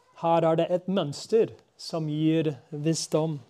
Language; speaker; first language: Norwegian; non-native, fluent; English